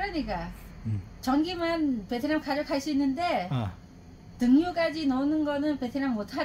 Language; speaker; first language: Korean; non-native, learner; Vietnamese